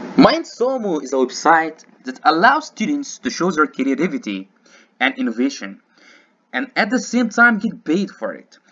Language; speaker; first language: English; non-native, fluent; Arabic